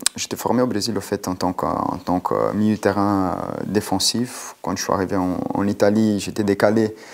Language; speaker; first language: French; non-native, fluent; Portuguese